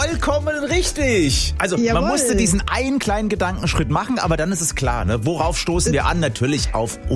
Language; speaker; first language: German; native; German